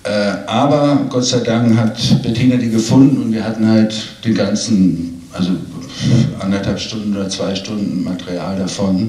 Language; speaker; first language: German; native; German